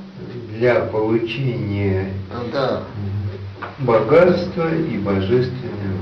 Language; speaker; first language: Russian; native; Russian